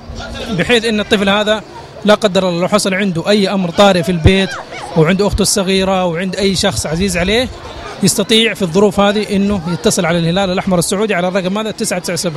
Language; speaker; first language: Arabic; native; Arabic